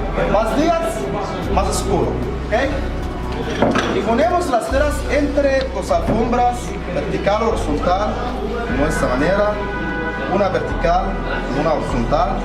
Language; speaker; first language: Spanish; non-native, learner; Arabic